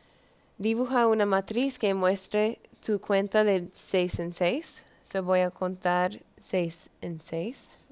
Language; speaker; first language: Spanish; early bilingual, heritage; Spanish